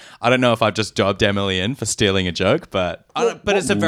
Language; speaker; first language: English; native; English